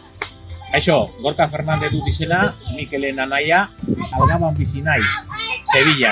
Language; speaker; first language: Basque; non-native, learner; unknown